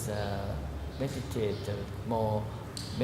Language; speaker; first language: English; non-native, learner; Thai